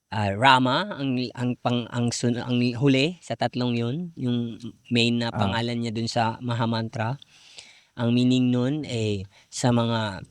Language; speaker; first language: Filipino; non-native, local second language; Cebuano